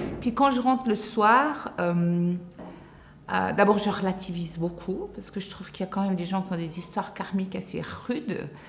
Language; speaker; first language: French; native; French